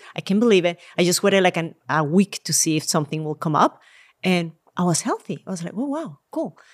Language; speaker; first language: English; non-native, fluent; Spanish